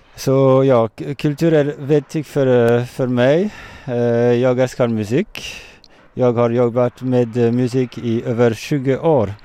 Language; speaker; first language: Swedish; non-native, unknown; French